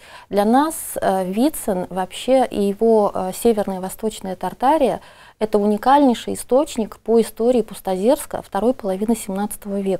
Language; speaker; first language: Russian; native; Russian